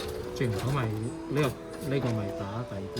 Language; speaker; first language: Chinese; native; Chinese